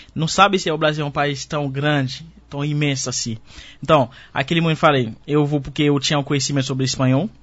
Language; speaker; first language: Portuguese; non-native, fluent; Haitian Creole